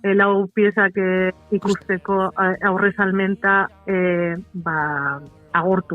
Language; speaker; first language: Basque; non-native, local second language; Spanish